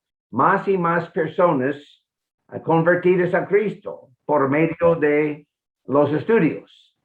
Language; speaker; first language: Spanish; non-native, fluent; English